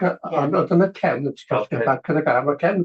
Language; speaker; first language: Welsh; native; Welsh